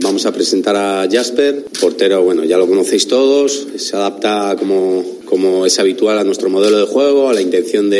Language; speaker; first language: Spanish; native; Spanish